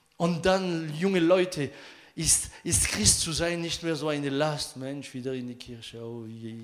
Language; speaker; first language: German; non-native, fluent; French